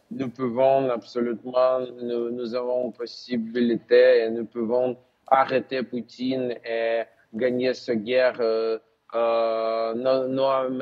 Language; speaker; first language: French; non-native, learner; Ukrainian